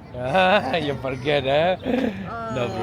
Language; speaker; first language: English; non-native, learner; Macedonian